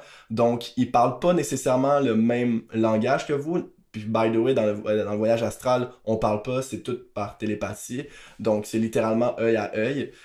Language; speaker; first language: French; native; French